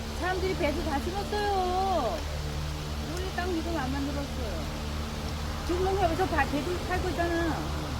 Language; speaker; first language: Korean; non-native, learner; Vietnamese